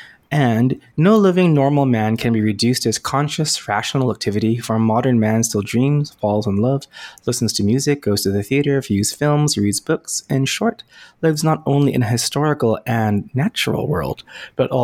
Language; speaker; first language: English; non-native, local second language; Filipino